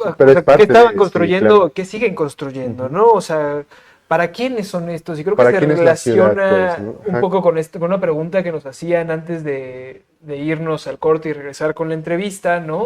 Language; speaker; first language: Spanish; native; Spanish